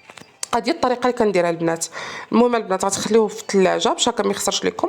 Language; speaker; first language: Arabic; native; Arabic